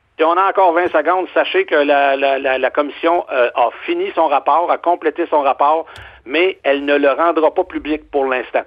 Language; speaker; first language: French; native; French